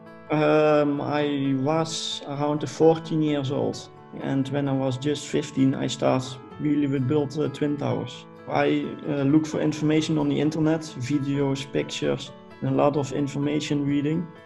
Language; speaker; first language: English; non-native, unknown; Dutch